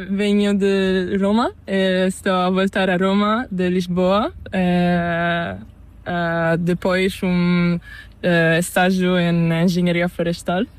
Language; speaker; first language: Spanish; non-native, learner; Italian